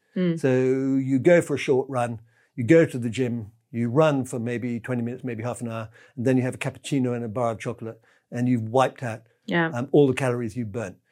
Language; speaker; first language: English; native; English